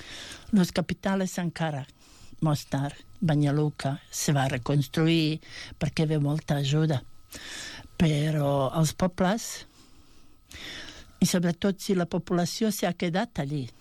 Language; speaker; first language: Catalan; non-native, fluent; Bosnian